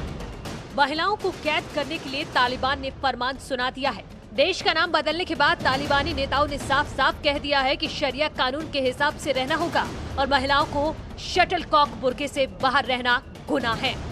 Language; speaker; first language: Hindi; native; Hindi